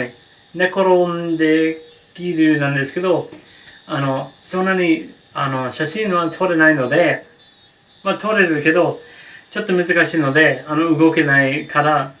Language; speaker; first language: Japanese; non-native, learner; English